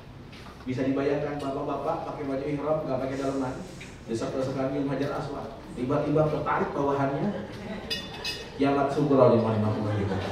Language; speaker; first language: Indonesian; native; Indonesian